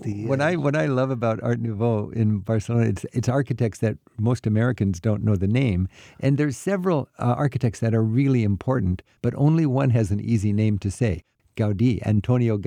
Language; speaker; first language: English; native; English